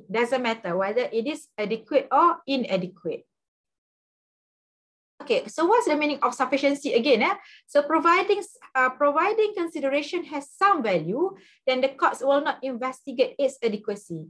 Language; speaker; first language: English; non-native, local second language; Malay